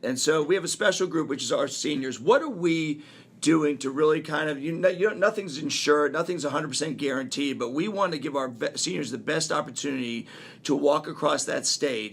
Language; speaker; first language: English; native; English